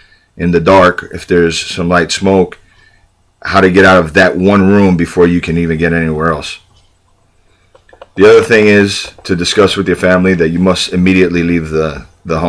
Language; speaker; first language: English; native; English